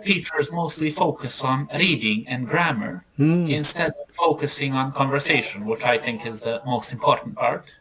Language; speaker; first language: English; non-native, fluent; Serbian